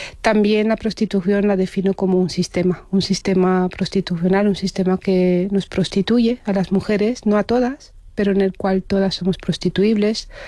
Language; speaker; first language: Spanish; non-native, fluent; Romanian